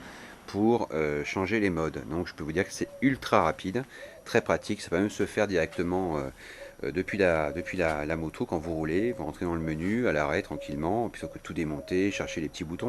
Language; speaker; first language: French; native; French